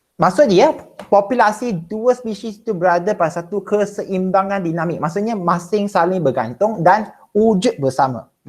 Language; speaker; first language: Malay; non-native, local second language; Chinese